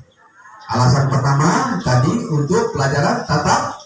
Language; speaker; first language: Indonesian; native; Indonesian